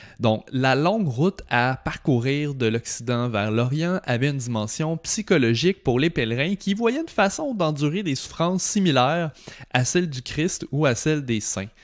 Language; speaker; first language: French; native; French